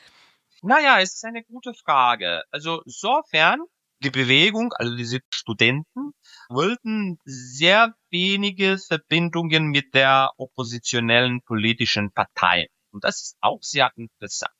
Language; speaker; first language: German; non-native, fluent; Serbian